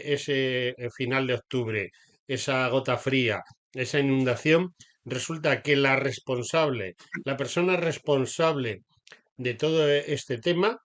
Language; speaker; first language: Spanish; native; Spanish